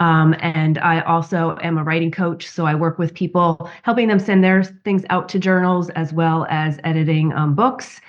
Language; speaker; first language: English; native; English